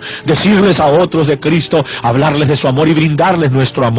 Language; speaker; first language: Spanish; native; Spanish